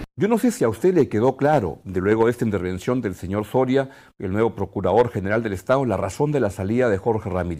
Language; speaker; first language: Spanish; native; Spanish